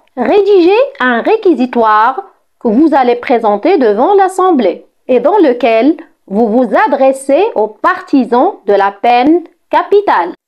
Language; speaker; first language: French; non-native, local second language; Arabic